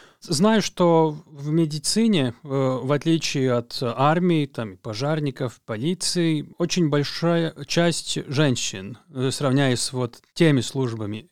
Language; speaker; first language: Russian; non-native, local second language; Latvian